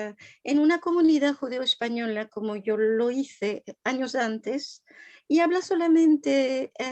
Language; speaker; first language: Spanish; non-native, fluent; French